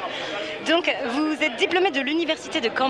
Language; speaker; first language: French; native; French